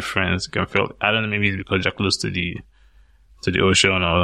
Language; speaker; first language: English; non-native, local second language; Yoruba